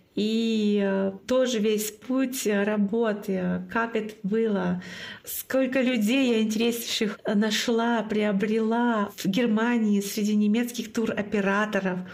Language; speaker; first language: Russian; non-native, local second language; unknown